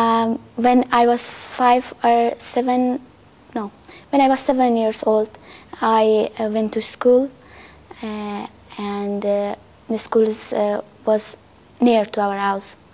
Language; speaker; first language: English; non-native, learner; Persian